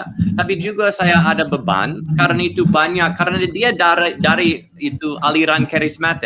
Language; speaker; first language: Indonesian; non-native, learner; English